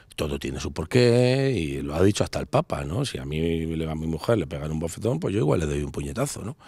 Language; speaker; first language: Spanish; native; Spanish